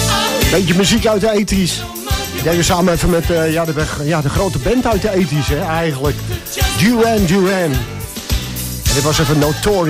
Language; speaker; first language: Dutch; native; Dutch